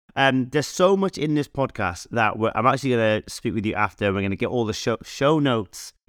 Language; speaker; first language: English; native; English